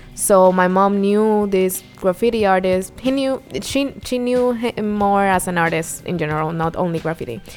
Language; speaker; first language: English; non-native, fluent; Spanish